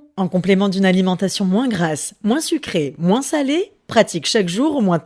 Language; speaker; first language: French; native; French